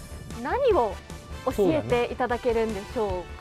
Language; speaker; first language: Japanese; native; Japanese